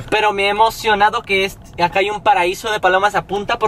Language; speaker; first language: Spanish; non-native, fluent; English